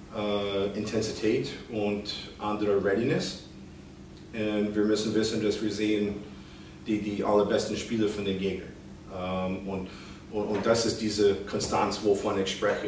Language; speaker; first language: German; non-native, fluent; English